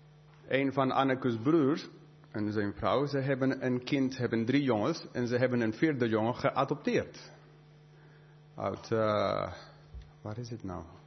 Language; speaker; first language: Dutch; non-native, fluent; English